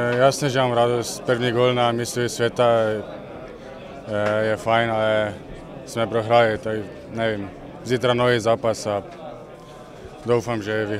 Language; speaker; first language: Czech; non-native, fluent; Slovenian